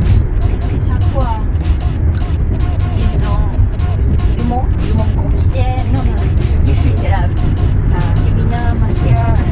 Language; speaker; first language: French; non-native, learner; Japanese